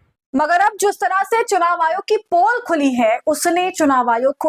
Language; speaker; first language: Hindi; native; Hindi